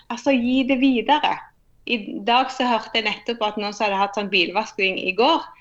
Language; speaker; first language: Norwegian; native; Norwegian